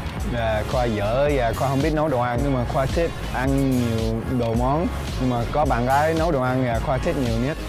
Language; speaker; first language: Vietnamese; early bilingual, heritage; Vietnamese